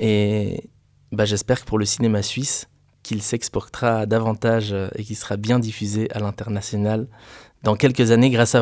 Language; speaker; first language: French; native; French